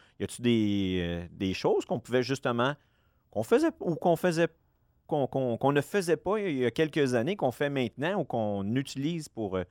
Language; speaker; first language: French; native; French